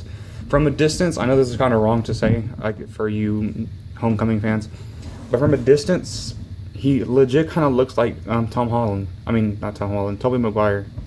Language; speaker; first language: English; native; English